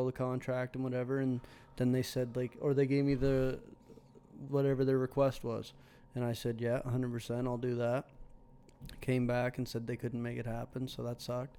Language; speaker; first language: English; native; English